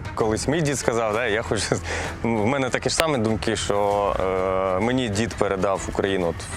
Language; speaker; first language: Ukrainian; native; Ukrainian